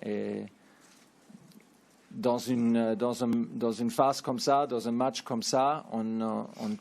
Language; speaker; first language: French; non-native, learner; German